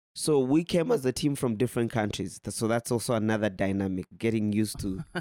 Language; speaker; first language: English; non-native, local second language; Ganda